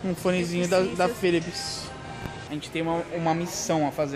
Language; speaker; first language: Portuguese; native; Portuguese